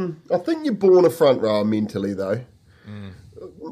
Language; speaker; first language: English; native; English